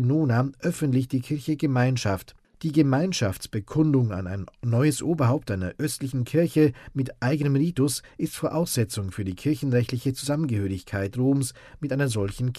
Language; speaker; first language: German; native; German